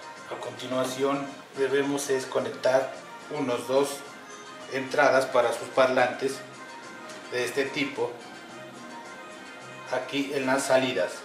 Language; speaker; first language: Spanish; native; Spanish